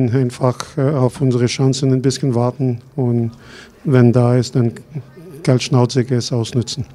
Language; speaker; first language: German; non-native, fluent; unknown